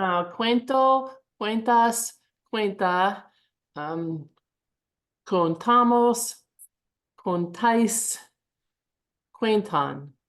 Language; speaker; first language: Spanish; non-native, learner; English